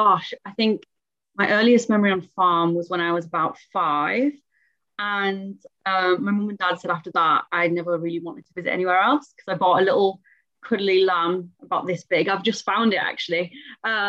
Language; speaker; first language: English; native; English